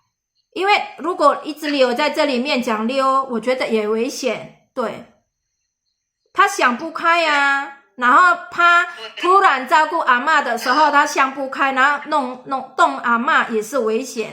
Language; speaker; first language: Chinese; non-native, fluent; Indonesian